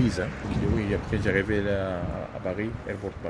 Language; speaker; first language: French; non-native, learner; Arabic